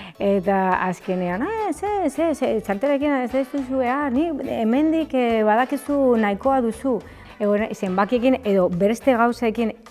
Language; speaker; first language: Basque; non-native, learner; Spanish